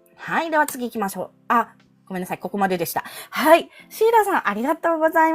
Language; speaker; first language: Japanese; non-native, fluent; Filipino